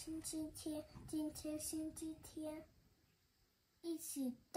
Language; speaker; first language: Chinese; early bilingual, heritage; Chinese